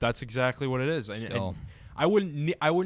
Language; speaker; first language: English; native; English